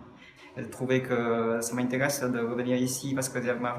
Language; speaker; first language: French; non-native, fluent; Vietnamese